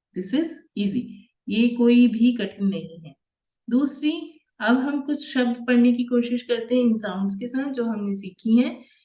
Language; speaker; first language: Hindi; native; Hindi